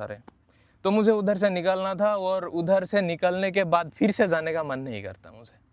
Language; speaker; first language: Hindi; non-native, fluent; Bangla